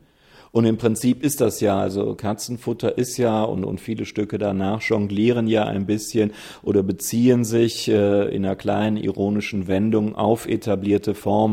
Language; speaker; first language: German; native; German